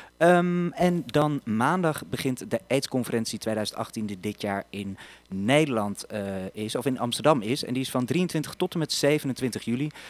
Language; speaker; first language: Dutch; native; Dutch